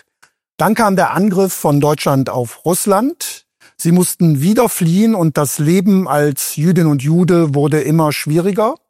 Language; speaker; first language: German; native; German